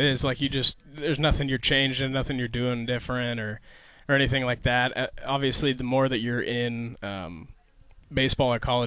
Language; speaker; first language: English; native; English